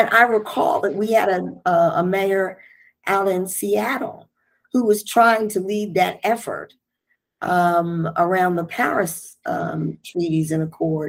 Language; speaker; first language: English; native; English